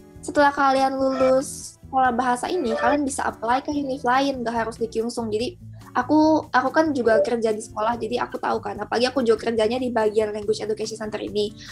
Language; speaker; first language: Indonesian; native; Indonesian